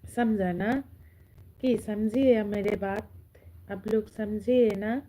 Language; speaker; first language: Hindi; non-native, local second language; Bangla